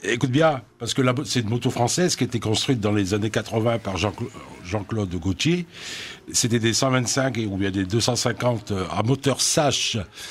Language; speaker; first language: French; native; French